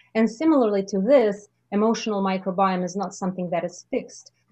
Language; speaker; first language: English; non-native, fluent; Russian